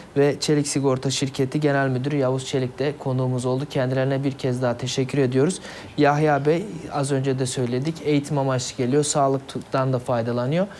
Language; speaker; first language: Turkish; native; Turkish